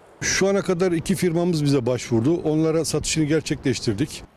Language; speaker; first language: Turkish; native; Turkish